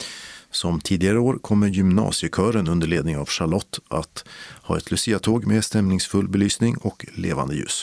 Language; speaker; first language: Swedish; native; Swedish